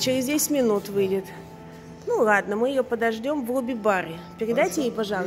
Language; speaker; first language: Russian; native; Russian